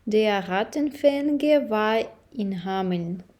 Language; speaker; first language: German; non-native, fluent; Ukrainian